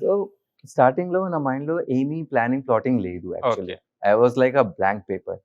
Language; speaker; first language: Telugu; non-native, local second language; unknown